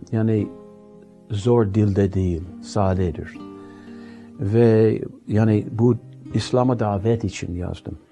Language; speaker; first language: Turkish; non-native, fluent; English